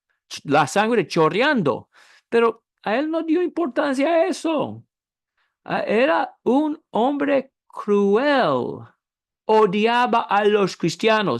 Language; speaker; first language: Spanish; non-native, fluent; English